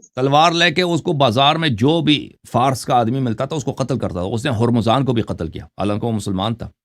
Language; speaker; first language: Urdu; non-native, fluent; Persian